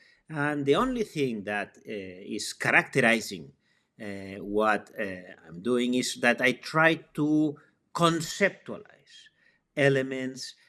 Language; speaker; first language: English; non-native, fluent; Spanish